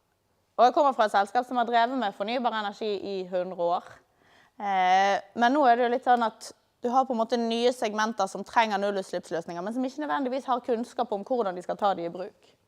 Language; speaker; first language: Norwegian; native; Norwegian